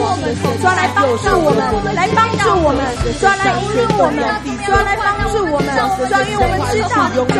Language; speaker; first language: Chinese; native; Chinese